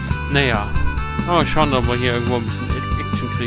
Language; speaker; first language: German; native; German